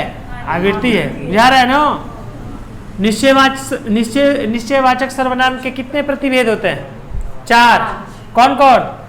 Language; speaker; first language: Hindi; non-native, local second language; Bhojpuri